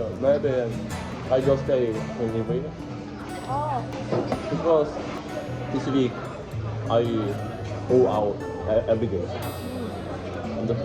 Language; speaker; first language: English; non-native, learner; Korean